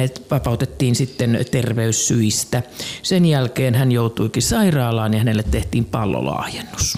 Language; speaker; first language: Finnish; native; Finnish